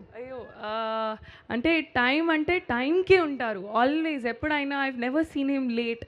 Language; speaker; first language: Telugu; non-native, learner; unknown